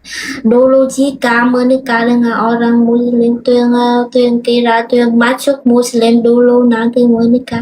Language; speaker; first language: Indonesian; non-native, learner; Vietnamese